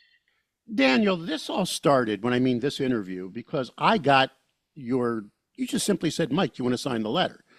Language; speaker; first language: English; native; English